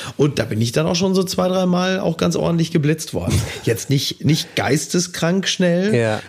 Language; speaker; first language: German; native; German